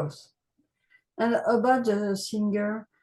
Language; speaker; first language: English; non-native, learner; French